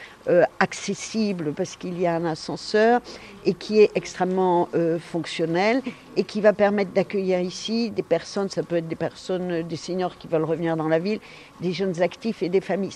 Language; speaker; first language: French; native; French